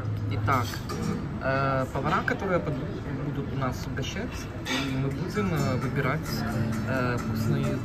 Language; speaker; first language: Russian; native; Russian